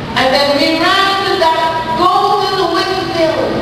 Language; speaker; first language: English; non-native, local second language; Filipino